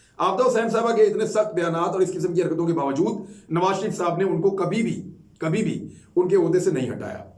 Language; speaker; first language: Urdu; native; Urdu